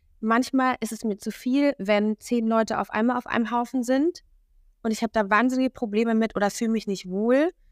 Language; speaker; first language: German; native; German